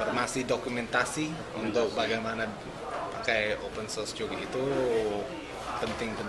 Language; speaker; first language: Indonesian; non-native, learner; English